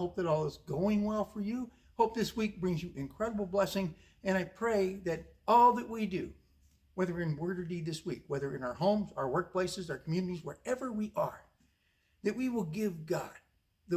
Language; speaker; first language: English; native; English